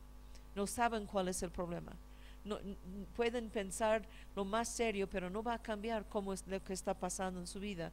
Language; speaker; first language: Spanish; non-native, fluent; English